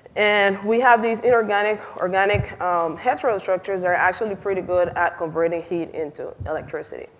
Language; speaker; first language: English; non-native, fluent; Spanish